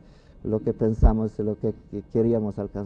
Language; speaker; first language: Spanish; non-native, fluent; Polish